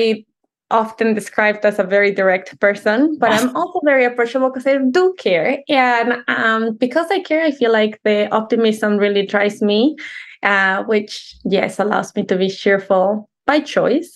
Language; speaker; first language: English; non-native, fluent; Spanish